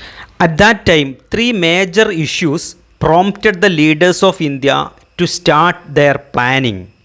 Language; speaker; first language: English; non-native, local second language; Malayalam